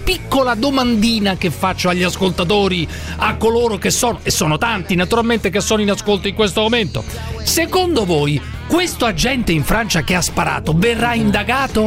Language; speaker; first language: Italian; native; Italian